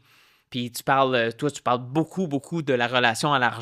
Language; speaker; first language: French; native; French